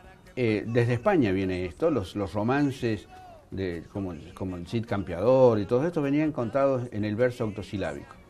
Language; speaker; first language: Spanish; native; Spanish